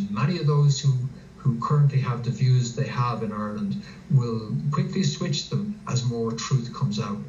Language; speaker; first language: English; native; English